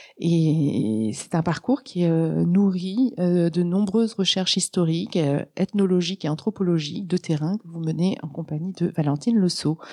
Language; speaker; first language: French; native; French